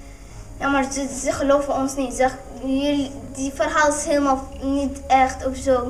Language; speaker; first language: Dutch; early bilingual, other home language; Arabic